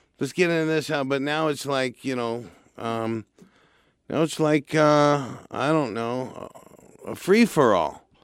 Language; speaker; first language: English; native; English